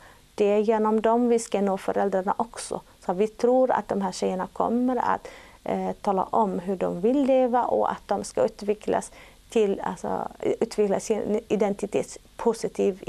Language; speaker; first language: Swedish; non-native, fluent; Arabic